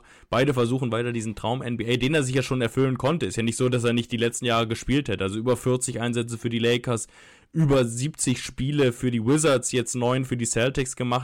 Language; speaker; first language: German; native; German